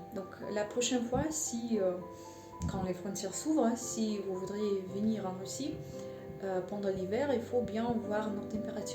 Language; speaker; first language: French; non-native, learner; Russian